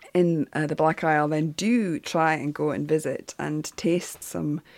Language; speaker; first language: English; native; English